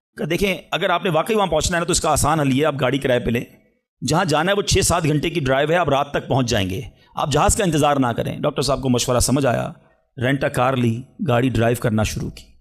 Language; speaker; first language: Urdu; native; Urdu